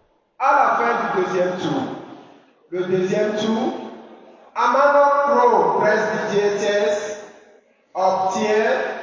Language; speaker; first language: French; non-native, fluent; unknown